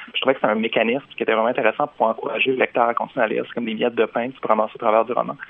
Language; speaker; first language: French; native; French